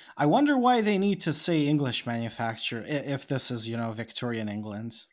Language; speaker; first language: English; non-native, fluent; Bosnian